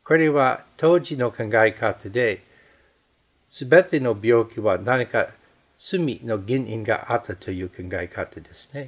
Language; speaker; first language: Japanese; non-native, fluent; English